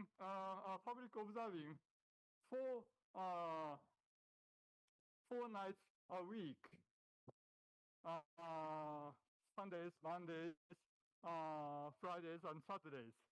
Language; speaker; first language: English; non-native, learner; Japanese